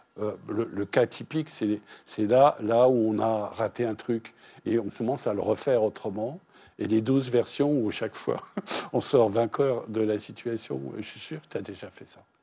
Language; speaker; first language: French; native; French